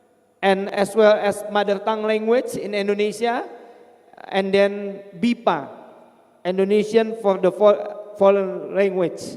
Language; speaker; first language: English; non-native, fluent; Indonesian